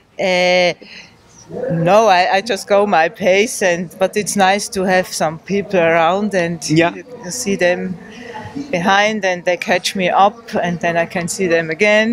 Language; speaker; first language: English; non-native, learner; German